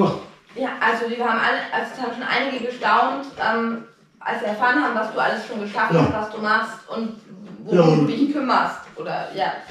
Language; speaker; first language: German; native; German